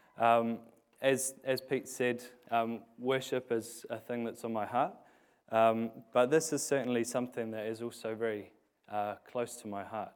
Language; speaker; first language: English; native; English